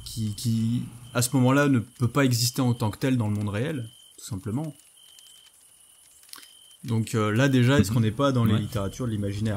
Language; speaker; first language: French; native; French